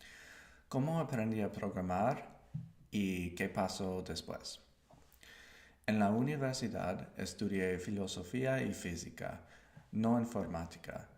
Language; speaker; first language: Spanish; non-native, learner; English